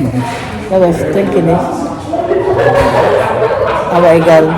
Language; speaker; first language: German; non-native, learner; Cebuano